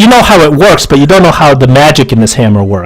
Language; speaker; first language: English; native; English